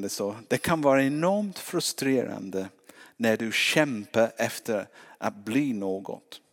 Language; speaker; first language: Swedish; non-native, fluent; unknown